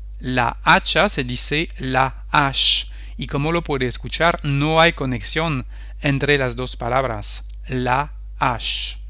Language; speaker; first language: Spanish; non-native, fluent; French